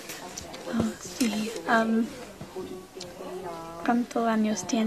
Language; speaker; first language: Spanish; non-native, learner; English